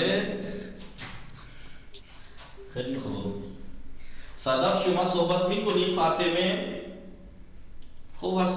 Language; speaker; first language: Persian; non-native, fluent; Urdu